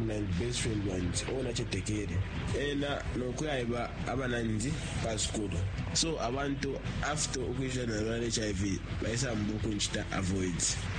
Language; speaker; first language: English; non-native, local second language; Bemba